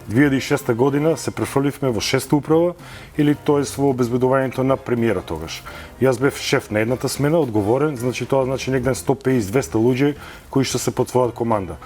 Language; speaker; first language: Macedonian; native; Macedonian